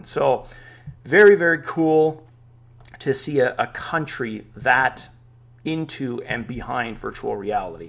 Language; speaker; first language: English; native; English